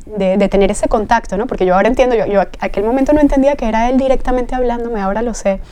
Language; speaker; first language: Spanish; native; Spanish